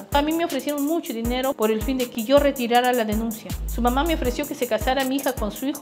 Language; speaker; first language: Spanish; native; Spanish